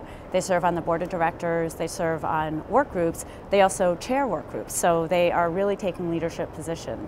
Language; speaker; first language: English; native; English